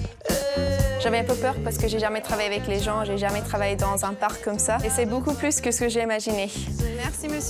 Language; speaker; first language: French; non-native, fluent; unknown